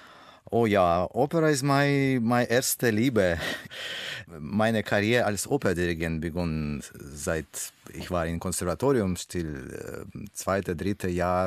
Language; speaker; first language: German; non-native, learner; Russian